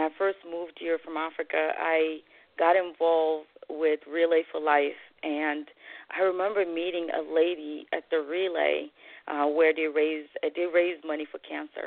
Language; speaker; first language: English; non-native, fluent; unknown